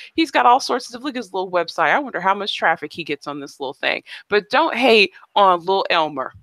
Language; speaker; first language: English; native; English